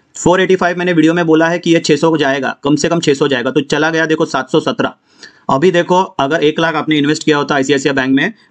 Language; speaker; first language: Hindi; non-native, local second language; Marathi